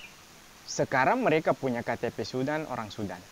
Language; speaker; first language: Indonesian; non-native, fluent; Arabic